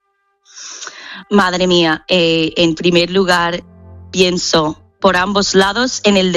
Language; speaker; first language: Spanish; non-native, fluent; English